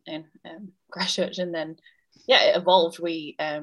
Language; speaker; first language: English; native; English